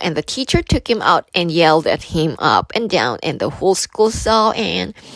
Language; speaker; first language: English; non-native, fluent; Korean